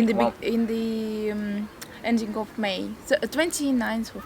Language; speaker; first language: English; non-native, fluent; Latvian